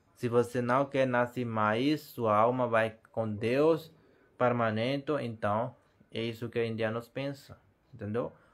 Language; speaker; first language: Portuguese; non-native, learner; Hindi